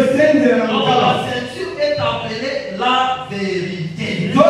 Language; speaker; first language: French; non-native, local second language; Lingala